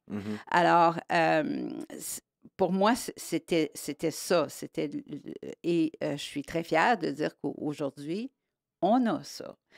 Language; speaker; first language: French; native; French